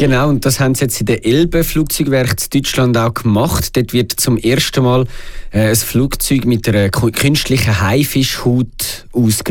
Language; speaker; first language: German; native; German